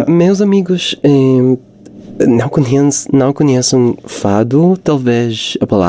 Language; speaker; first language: Portuguese; non-native, fluent; Hebrew